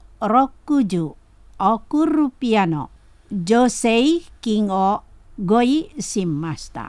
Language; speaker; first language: Japanese; non-native, fluent; Indonesian